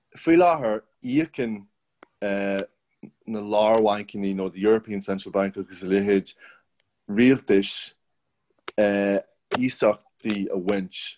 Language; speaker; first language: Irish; non-native, local second language; English